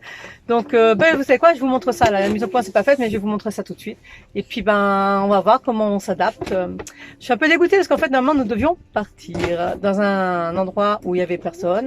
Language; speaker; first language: French; native; French